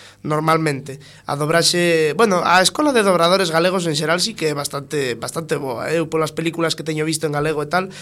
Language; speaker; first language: Galician; non-native, local second language; Spanish